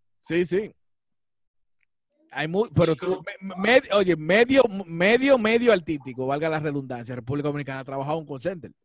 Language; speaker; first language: Spanish; native; Spanish